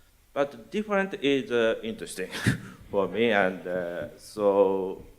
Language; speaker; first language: English; non-native, learner; Japanese